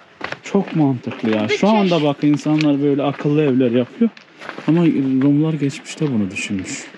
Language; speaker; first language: Turkish; native; Turkish